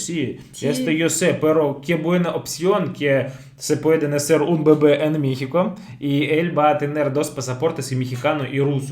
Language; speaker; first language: Spanish; non-native, fluent; Russian